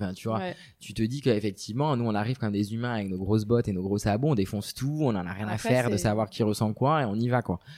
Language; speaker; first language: French; native; French